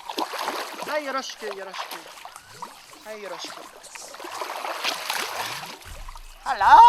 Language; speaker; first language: Japanese; non-native, learner; English